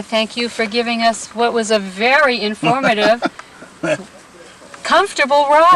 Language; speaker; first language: English; native; English